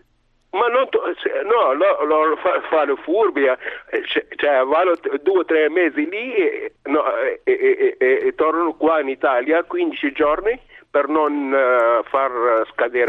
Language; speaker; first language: Italian; non-native, fluent; Arabic